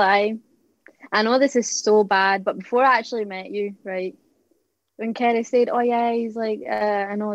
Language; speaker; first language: English; native; English